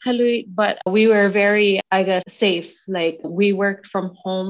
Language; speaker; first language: English; native; English